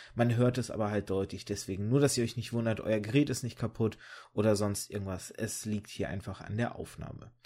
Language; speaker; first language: German; early bilingual, other home language; Russian